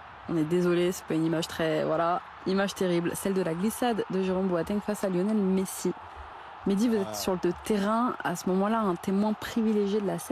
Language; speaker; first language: French; native; French